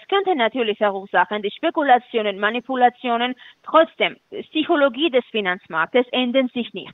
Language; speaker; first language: German; non-native, fluent; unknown